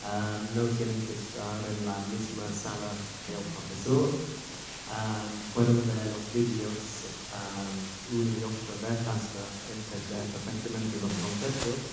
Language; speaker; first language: Spanish; non-native, fluent; English